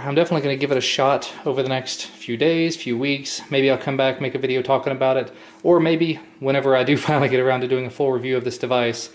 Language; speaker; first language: English; native; English